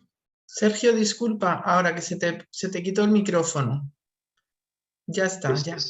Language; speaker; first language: Spanish; native; Spanish